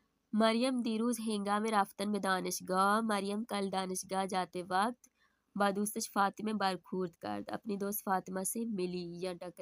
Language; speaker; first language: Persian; non-native, fluent; Urdu